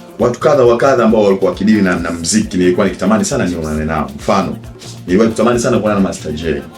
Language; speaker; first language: Swahili; non-native, local second language; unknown